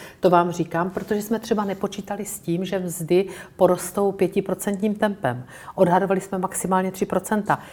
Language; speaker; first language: Czech; native; Czech